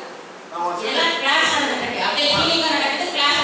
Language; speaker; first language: Tamil; native; Tamil